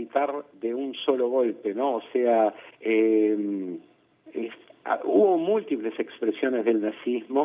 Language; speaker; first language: Spanish; native; Spanish